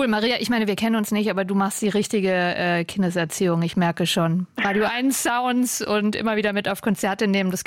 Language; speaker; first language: German; native; German